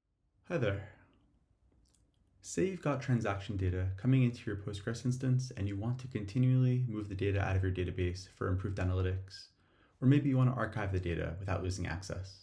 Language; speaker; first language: English; native; English